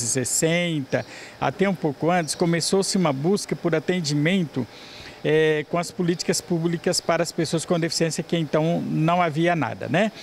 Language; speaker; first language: Portuguese; native; Portuguese